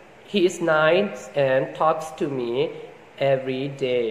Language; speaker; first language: English; non-native, fluent; S'gaw Karen